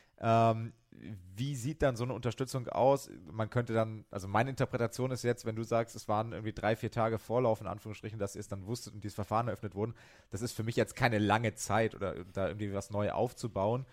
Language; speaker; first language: German; native; German